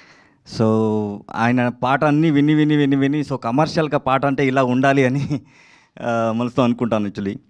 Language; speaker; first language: Telugu; non-native, learner; Kannada